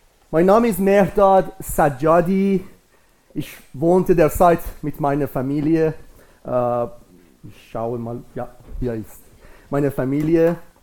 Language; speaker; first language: German; non-native, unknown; Persian